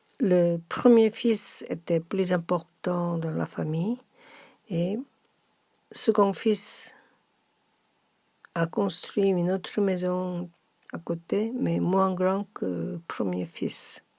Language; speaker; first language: French; non-native, learner; Korean